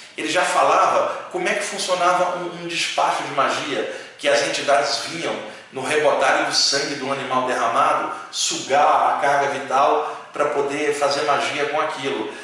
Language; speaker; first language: Portuguese; native; Portuguese